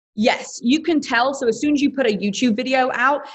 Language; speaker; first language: English; native; English